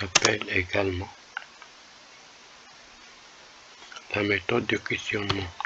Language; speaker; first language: French; non-native, local second language; Arabic